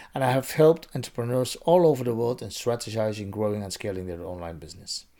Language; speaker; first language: English; non-native, fluent; Dutch